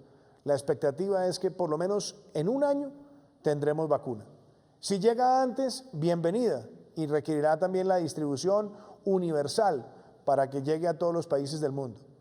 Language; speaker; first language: Spanish; native; Spanish